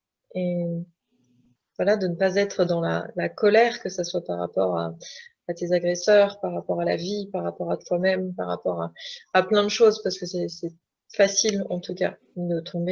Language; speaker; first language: French; native; French